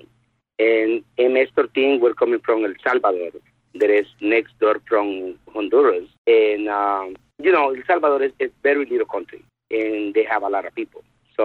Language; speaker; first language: English; non-native, fluent; Spanish